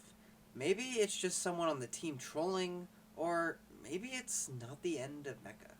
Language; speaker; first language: English; native; English